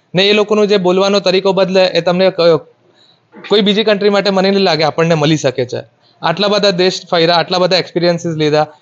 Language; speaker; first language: Gujarati; non-native, local second language; Marathi